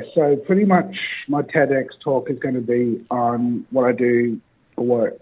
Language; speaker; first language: English; native; English